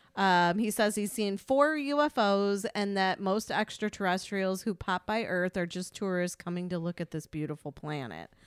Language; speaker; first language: English; native; English